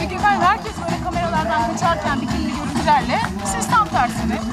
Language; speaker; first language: Turkish; native; Turkish